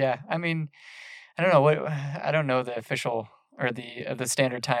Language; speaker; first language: English; native; English